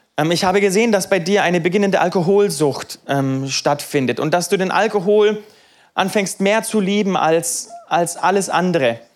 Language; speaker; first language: German; native; German